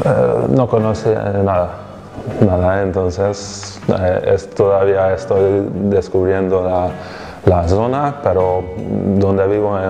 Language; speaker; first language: Spanish; non-native, fluent; Hungarian